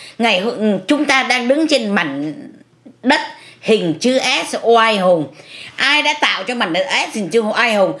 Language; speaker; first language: Vietnamese; native; Vietnamese